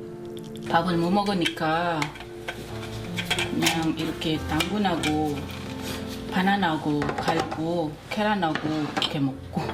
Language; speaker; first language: Korean; non-native, learner; Filipino